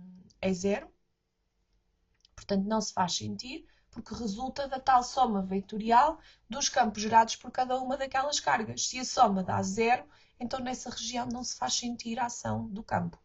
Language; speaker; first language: Portuguese; native; Portuguese